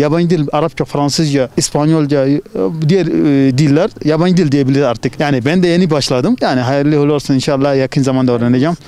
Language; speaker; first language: Turkish; non-native, fluent; Arabic